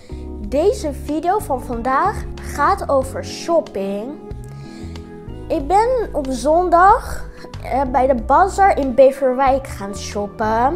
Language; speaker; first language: Dutch; non-native, learner; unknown